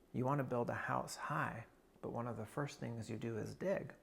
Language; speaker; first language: English; native; English